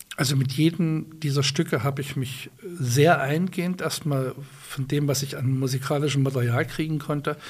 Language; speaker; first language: German; native; German